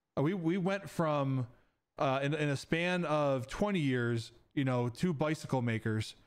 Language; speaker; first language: English; native; English